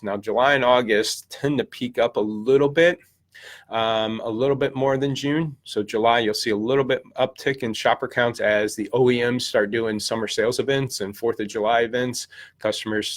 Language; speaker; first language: English; native; English